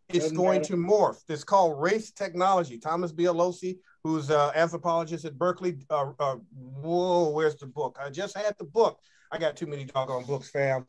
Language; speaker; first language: English; native; English